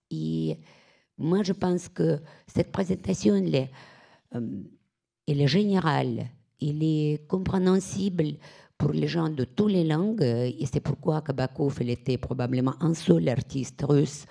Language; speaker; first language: French; non-native, fluent; Russian